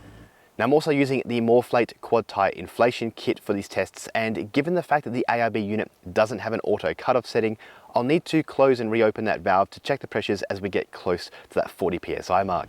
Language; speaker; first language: English; native; English